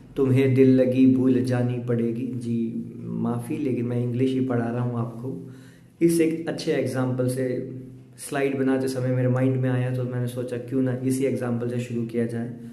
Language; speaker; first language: Hindi; native; Hindi